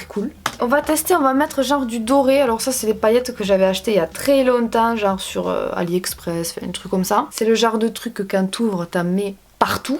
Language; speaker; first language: French; native; French